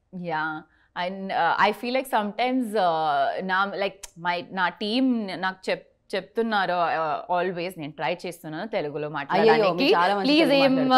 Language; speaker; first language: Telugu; non-native, learner; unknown